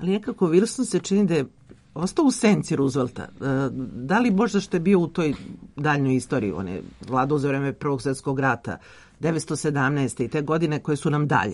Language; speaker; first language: Serbian; native; Serbian